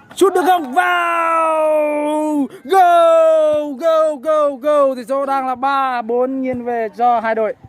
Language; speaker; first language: Vietnamese; non-native, local second language; Jarai